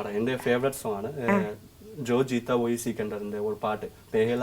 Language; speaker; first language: Malayalam; non-native, learner; Assamese